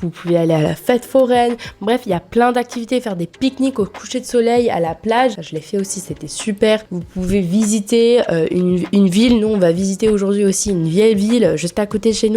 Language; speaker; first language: French; native; French